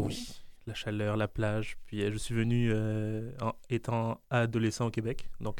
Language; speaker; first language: French; native; French